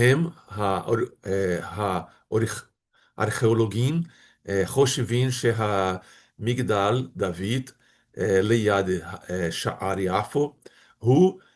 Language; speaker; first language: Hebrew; non-native, fluent; Portuguese